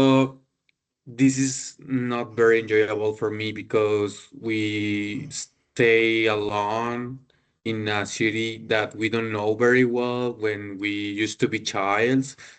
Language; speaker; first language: English; non-native, learner; Spanish